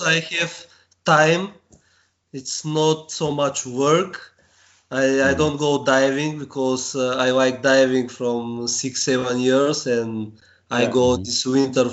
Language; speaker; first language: English; non-native, learner; Bulgarian